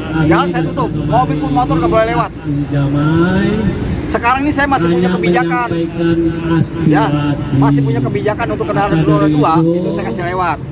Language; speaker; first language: Indonesian; native; Indonesian